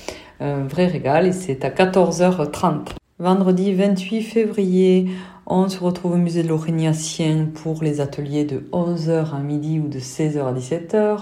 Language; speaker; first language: French; native; French